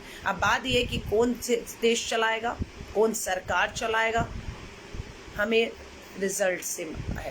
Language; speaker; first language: Hindi; native; Hindi